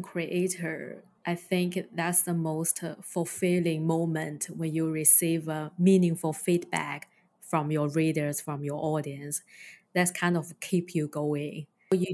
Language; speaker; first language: English; non-native, fluent; Chinese